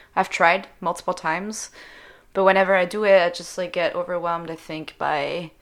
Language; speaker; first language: English; non-native, fluent; French